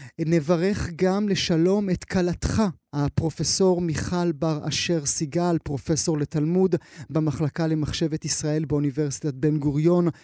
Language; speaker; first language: Hebrew; native; Hebrew